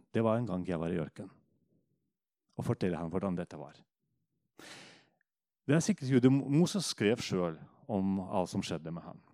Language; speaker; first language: Norwegian; non-native, fluent; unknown